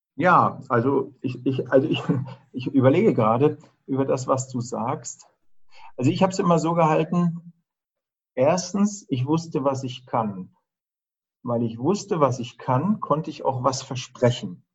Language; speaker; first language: German; native; German